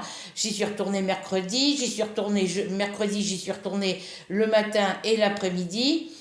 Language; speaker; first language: French; native; French